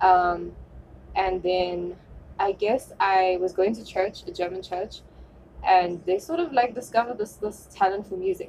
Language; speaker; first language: English; non-native, local second language; German